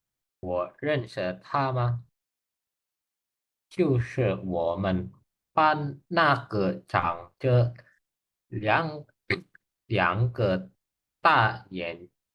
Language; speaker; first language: Chinese; non-native, learner; Indonesian